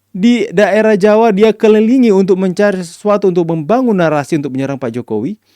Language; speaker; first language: Indonesian; native; Indonesian